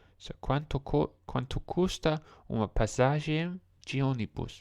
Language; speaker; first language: Portuguese; non-native, learner; English